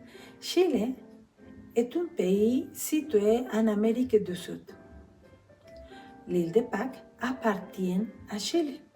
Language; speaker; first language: French; non-native, fluent; Spanish